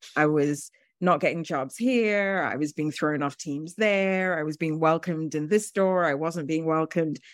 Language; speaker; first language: English; native; English